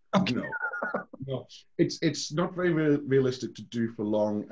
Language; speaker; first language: English; native; English